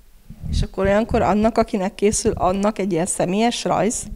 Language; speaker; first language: Hungarian; native; Hungarian